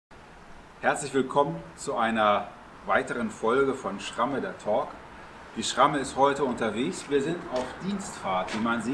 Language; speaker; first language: German; native; German